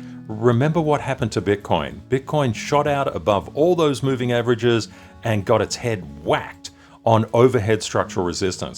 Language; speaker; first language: English; native; English